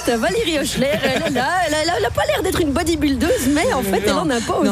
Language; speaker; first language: French; native; French